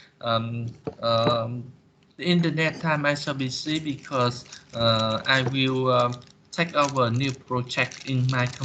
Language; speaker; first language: English; non-native, learner; Vietnamese